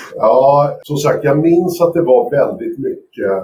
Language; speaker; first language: Swedish; native; Swedish